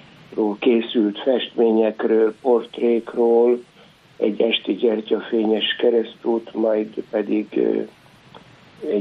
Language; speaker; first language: Hungarian; native; Hungarian